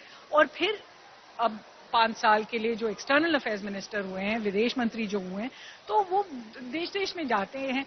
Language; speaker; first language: Hindi; native; Hindi